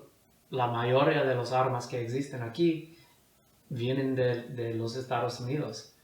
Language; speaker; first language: Spanish; non-native, fluent; English